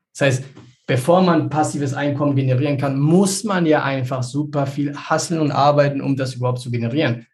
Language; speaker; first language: German; early bilingual, other home language; Spanish